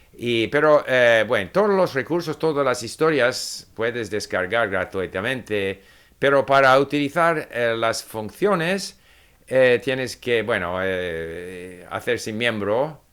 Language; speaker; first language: Spanish; non-native, fluent; English